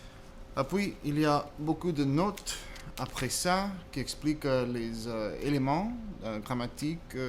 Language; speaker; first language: French; non-native, fluent; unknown